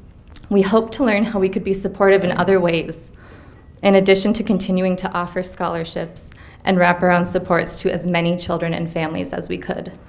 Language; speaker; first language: English; native; English